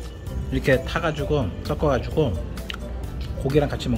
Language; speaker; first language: Korean; native; Korean